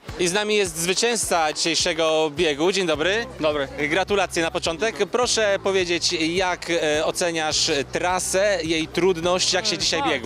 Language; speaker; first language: Polish; native; Polish